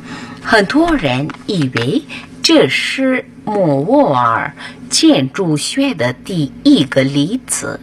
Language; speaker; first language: Chinese; non-native, fluent; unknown